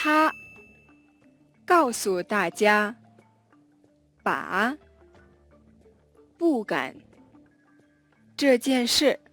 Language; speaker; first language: Chinese; non-native, learner; Mongolian